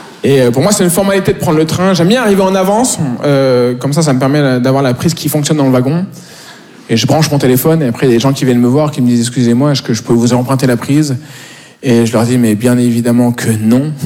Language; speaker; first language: French; native; French